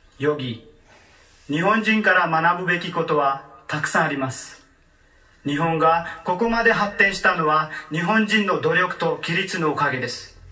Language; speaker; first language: Japanese; non-native, learner; Marathi